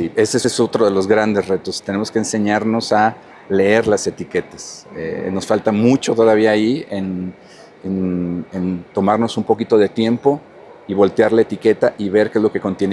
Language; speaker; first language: Spanish; native; Spanish